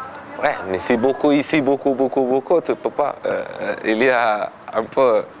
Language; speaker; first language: French; non-native, learner; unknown